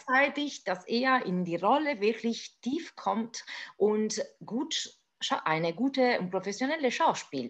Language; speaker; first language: German; non-native, fluent; Italian